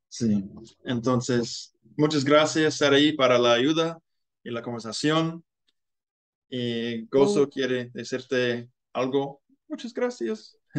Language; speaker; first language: Spanish; non-native, learner; English